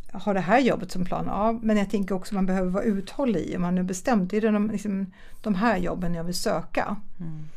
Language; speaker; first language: Swedish; early bilingual, other home language; German